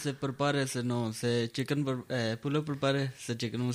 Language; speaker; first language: French; non-native, learner; Punjabi